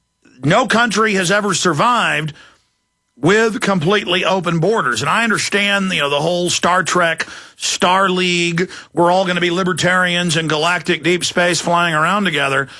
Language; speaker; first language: English; native; English